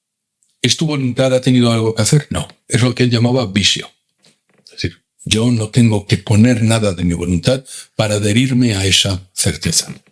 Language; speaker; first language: Spanish; native; Spanish